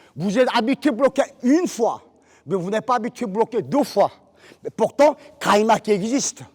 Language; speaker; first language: French; non-native, fluent; Korean